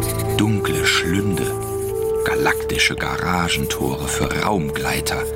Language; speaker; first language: German; native; German